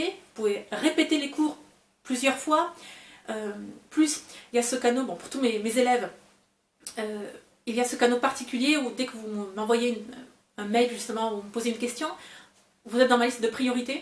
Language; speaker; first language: French; native; French